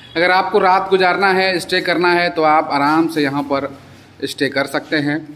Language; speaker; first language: Hindi; native; Hindi